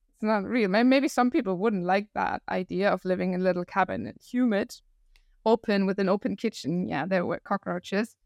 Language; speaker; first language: English; non-native, fluent; German